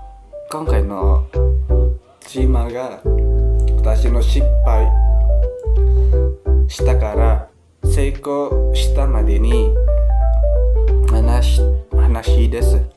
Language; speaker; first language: Japanese; non-native, learner; Indonesian